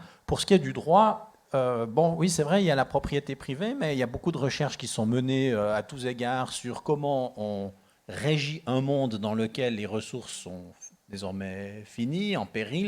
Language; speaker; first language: French; native; French